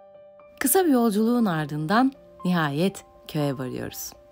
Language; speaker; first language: Turkish; native; Turkish